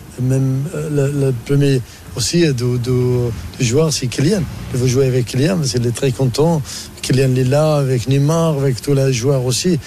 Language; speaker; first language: French; non-native, learner; Arabic